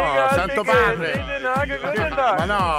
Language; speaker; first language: Italian; native; Italian